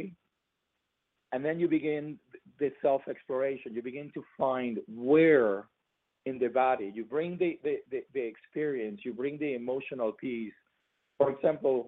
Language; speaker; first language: English; non-native, fluent; Spanish